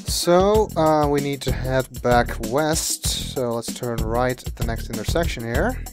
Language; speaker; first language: English; native; English